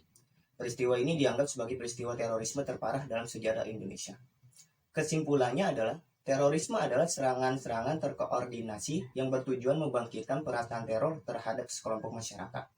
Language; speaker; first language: Indonesian; native; Indonesian